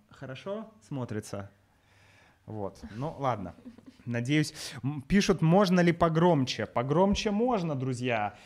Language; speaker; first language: Russian; native; Russian